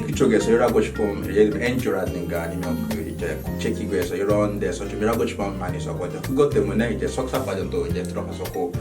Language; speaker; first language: Korean; non-native, fluent; Yoruba